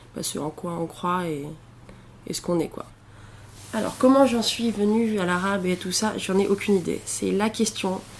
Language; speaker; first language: French; native; French